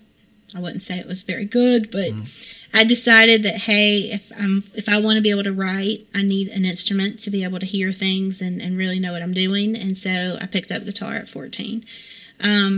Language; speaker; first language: English; native; English